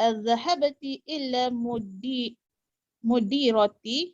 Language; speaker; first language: Arabic; non-native, learner; Malay